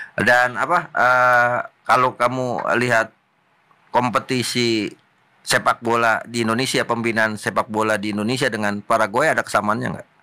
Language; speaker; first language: Indonesian; native; Indonesian